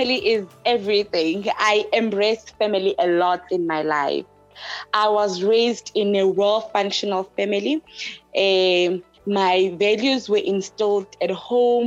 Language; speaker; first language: English; non-native, local second language; Zulu